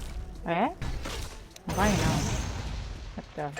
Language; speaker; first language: English; non-native, local second language; Filipino